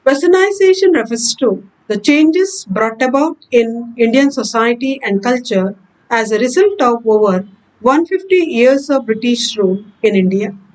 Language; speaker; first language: English; non-native, local second language; Kannada